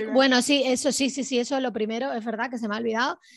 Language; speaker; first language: Spanish; native; Spanish